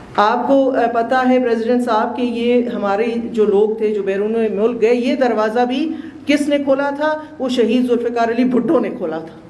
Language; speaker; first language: Urdu; non-native, local second language; Pashto